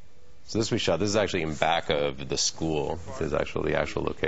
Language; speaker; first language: English; native; English